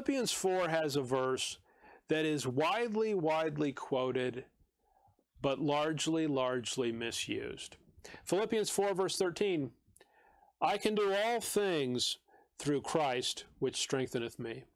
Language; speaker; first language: English; native; English